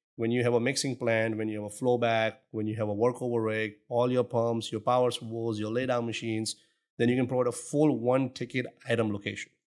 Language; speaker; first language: English; non-native, local second language; Gujarati